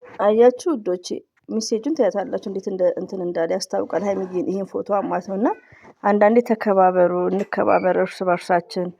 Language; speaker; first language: Amharic; native; Amharic